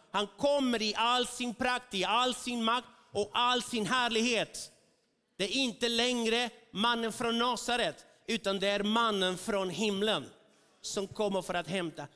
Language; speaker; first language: Swedish; non-native, fluent; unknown